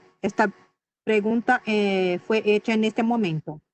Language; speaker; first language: Spanish; non-native, fluent; Portuguese